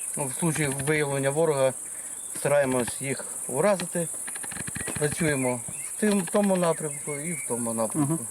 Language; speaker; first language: Ukrainian; native; Ukrainian